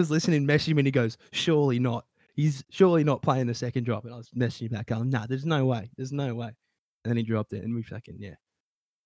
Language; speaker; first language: English; native; English